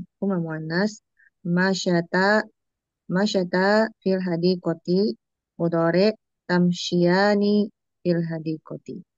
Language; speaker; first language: Arabic; non-native, learner; Indonesian